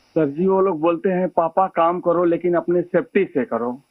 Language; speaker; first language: Hindi; native; Hindi